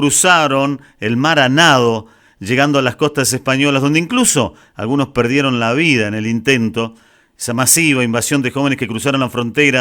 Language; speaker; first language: Spanish; native; Spanish